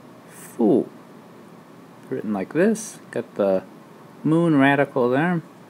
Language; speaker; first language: English; native; English